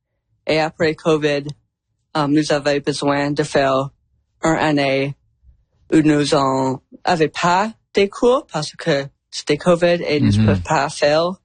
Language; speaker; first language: French; non-native, local second language; English